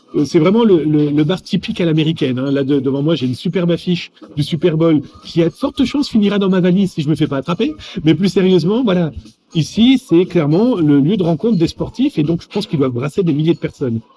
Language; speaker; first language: French; native; French